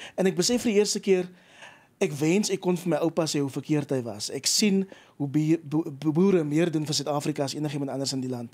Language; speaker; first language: Afrikaans; native; Afrikaans